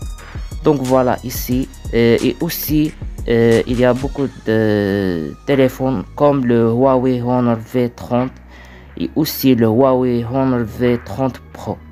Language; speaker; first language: French; non-native, learner; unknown